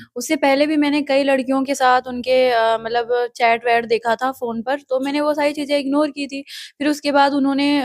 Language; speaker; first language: Hindi; native; Hindi